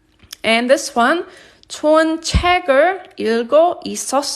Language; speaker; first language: Korean; non-native, fluent; English